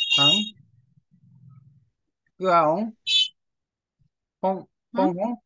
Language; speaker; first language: Vietnamese; non-native, learner; Korean